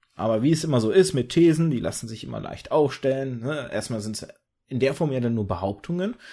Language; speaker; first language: German; early bilingual, other home language; Russian